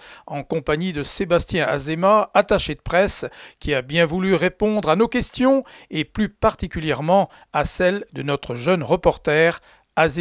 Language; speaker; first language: French; native; French